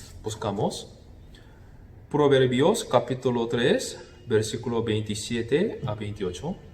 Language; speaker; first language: Spanish; non-native, fluent; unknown